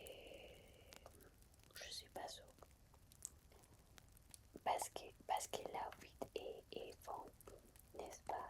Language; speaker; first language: French; non-native, fluent; Spanish